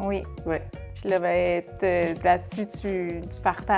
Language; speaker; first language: French; native; French